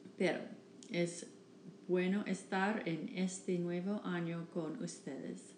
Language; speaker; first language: Spanish; non-native, fluent; English